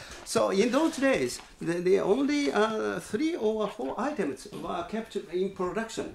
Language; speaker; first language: English; non-native, fluent; Japanese